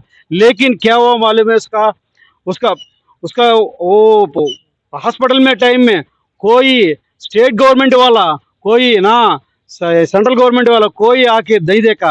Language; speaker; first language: Hindi; non-native, local second language; Telugu